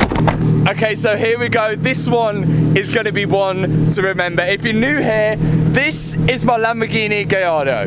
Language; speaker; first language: English; native; English